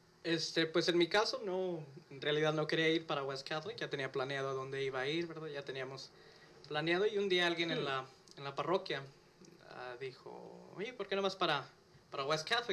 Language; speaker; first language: Spanish; early bilingual, other home language; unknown